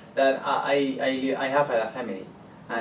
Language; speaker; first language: English; non-native, learner; Arabic